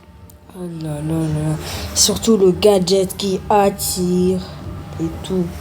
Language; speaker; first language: French; native; French